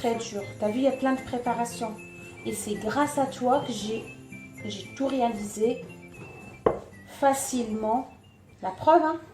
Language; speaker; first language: French; non-native, local second language; Arabic